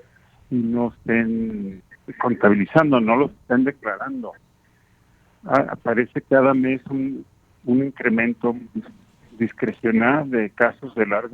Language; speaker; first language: Spanish; native; Spanish